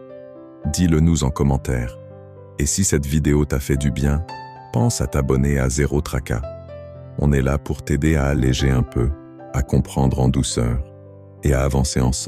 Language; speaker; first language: French; native; French